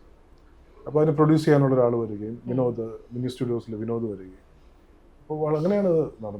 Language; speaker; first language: Malayalam; native; Malayalam